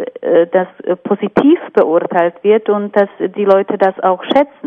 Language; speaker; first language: German; non-native, fluent; Slovak